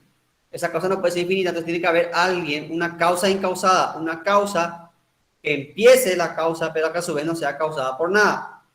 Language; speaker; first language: Spanish; native; Spanish